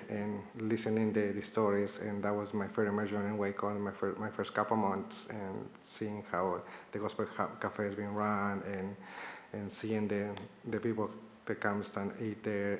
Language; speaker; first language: English; non-native, fluent; Spanish